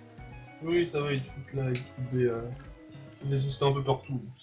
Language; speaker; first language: French; native; French